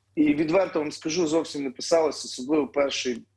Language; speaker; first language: Ukrainian; native; Ukrainian